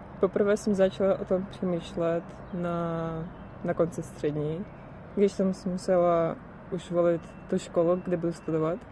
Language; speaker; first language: Czech; non-native, fluent; Russian